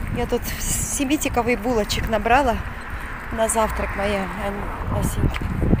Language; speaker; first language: Russian; native; Russian